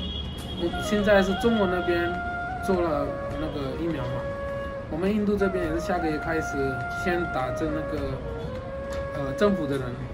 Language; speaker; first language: Chinese; non-native, fluent; Hindi